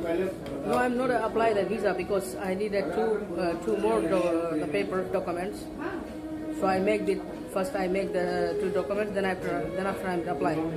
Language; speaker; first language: English; non-native, learner; Hindi